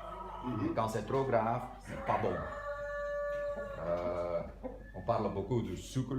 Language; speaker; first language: French; non-native, local second language; Dutch